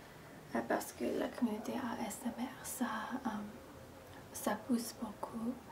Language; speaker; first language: French; non-native, fluent; English